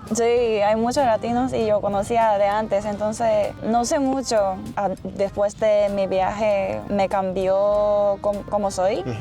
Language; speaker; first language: Spanish; non-native, fluent; Japanese